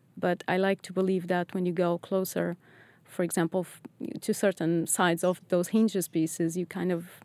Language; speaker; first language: English; non-native, fluent; Portuguese